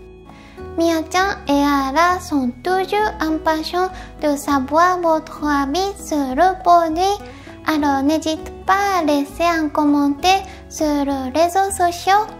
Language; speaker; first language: French; non-native, fluent; Japanese